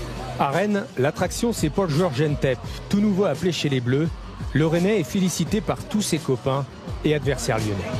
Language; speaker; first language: French; native; French